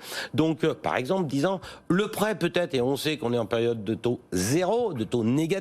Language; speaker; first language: French; native; French